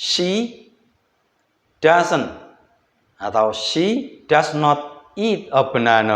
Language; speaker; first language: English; non-native, fluent; Indonesian